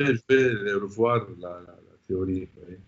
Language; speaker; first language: French; non-native, local second language; Arabic